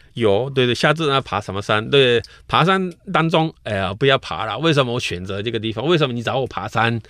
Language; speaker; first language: Chinese; non-native, fluent; Japanese